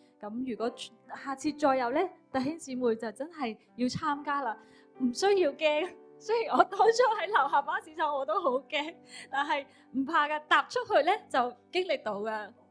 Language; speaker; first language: Cantonese; early bilingual, other home language; Min Nan Chinese